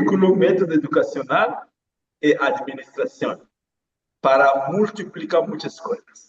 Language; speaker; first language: Spanish; non-native, learner; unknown